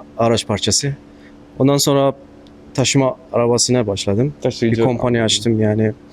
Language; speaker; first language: Turkish; non-native, learner; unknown